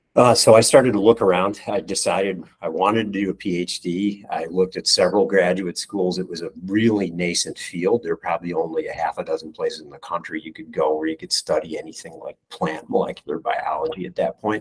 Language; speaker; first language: English; native; English